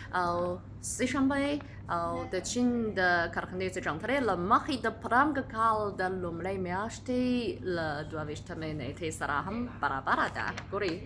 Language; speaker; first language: Pashto; non-native, fluent; Chinese